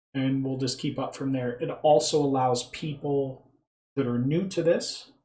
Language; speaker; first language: English; native; English